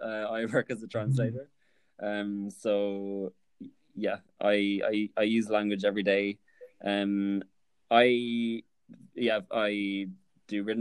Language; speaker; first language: English; native; English